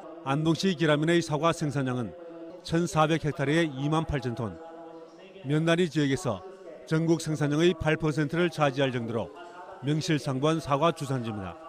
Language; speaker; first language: Korean; native; Korean